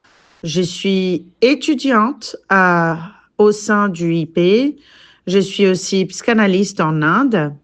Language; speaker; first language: French; non-native, fluent; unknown